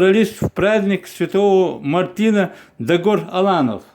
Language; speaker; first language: Russian; non-native, local second language; Chechen